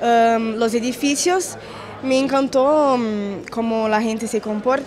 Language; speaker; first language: Spanish; non-native, learner; Portuguese